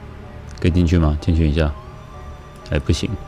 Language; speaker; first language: Chinese; native; Chinese